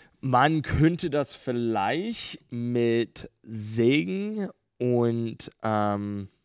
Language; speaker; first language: German; non-native, learner; English